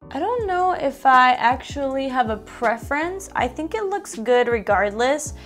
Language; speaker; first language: English; native; English